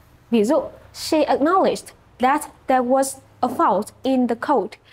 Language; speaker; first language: English; non-native, fluent; Vietnamese